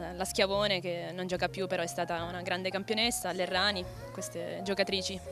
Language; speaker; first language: Italian; native; Italian